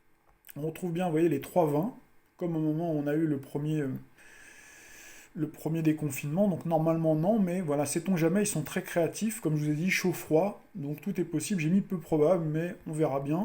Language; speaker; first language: French; native; French